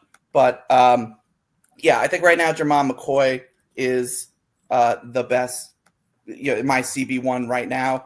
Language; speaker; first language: English; native; English